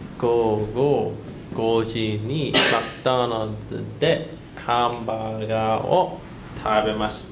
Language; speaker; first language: Japanese; non-native, learner; English